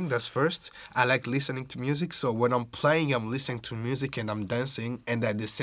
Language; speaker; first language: English; non-native, local second language; Kinyarwanda